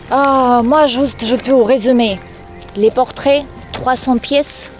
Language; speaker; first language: French; non-native, learner; Russian